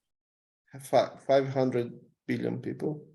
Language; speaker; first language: English; non-native, learner; Portuguese